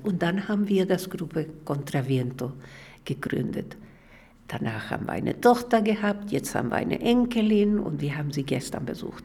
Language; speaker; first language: German; non-native, fluent; Spanish